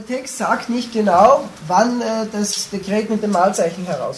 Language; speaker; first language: German; native; German